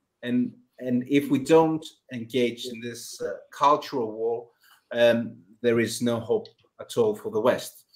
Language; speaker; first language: English; non-native, fluent; Greek